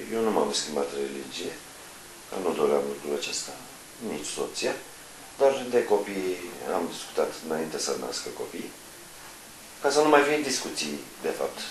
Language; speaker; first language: Romanian; non-native, fluent; Turkish